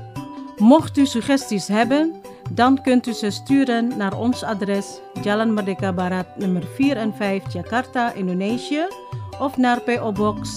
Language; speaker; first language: Dutch; non-native, fluent; Indonesian